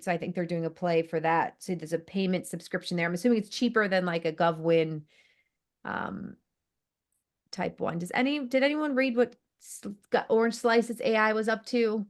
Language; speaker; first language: English; native; English